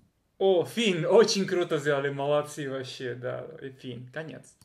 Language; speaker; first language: Russian; non-native, fluent; Spanish